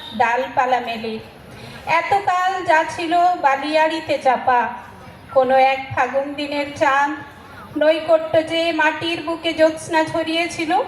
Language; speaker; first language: Bangla; non-native, local second language; Santali